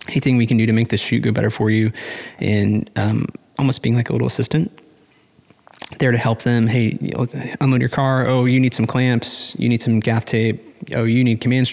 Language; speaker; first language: English; native; English